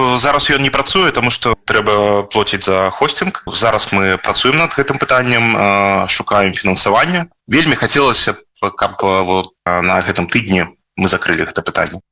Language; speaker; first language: Belarusian; native; Belarusian